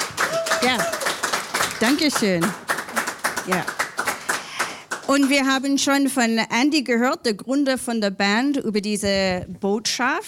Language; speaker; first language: German; non-native, learner; English